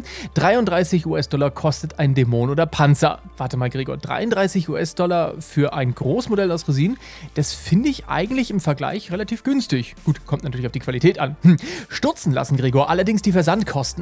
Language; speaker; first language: German; native; German